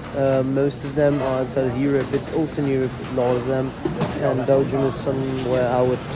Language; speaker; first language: English; non-native, fluent; Italian